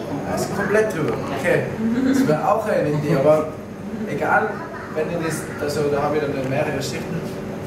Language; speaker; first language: German; native; German